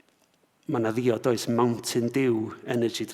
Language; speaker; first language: Welsh; native; Welsh